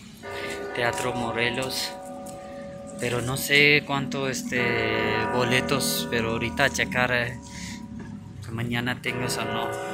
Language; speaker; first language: Spanish; non-native, learner; Urdu